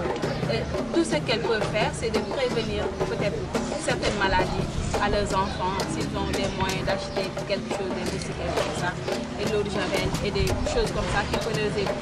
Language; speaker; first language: French; non-native, local second language; Wolof